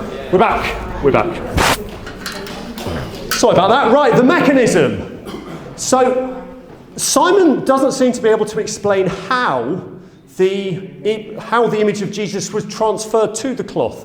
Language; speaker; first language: English; native; English